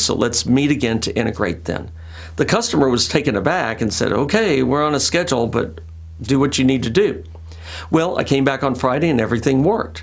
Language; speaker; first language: English; native; English